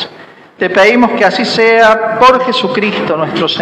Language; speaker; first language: Spanish; native; Spanish